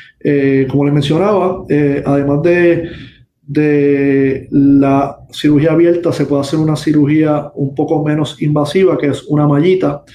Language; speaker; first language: Spanish; native; Spanish